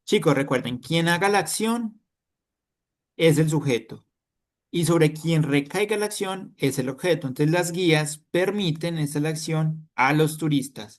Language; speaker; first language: Spanish; native; Spanish